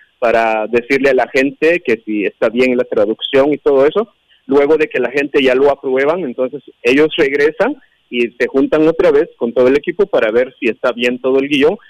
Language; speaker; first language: Spanish; non-native, local second language; Kaqchikel